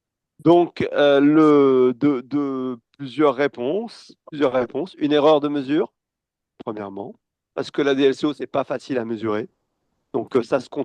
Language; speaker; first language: French; native; French